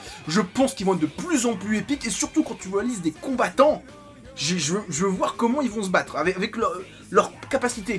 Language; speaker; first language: French; native; French